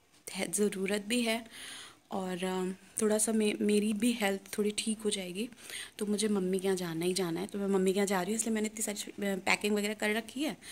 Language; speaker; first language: Hindi; native; Hindi